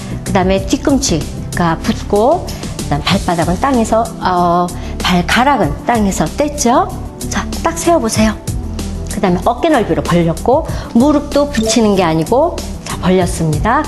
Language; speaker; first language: Korean; native; Korean